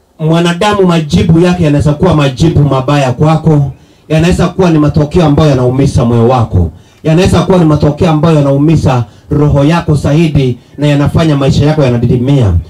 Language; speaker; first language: Swahili; non-native, local second language; Gusii